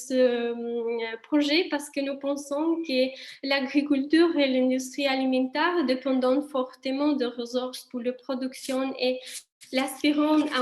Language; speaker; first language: French; non-native, fluent; Italian